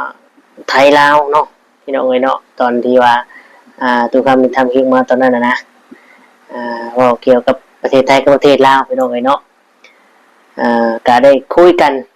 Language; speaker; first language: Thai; non-native, local second language; Lao